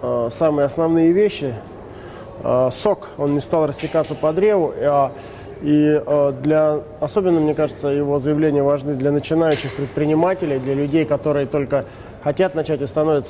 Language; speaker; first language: Russian; native; Russian